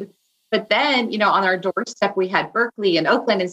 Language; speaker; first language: English; native; English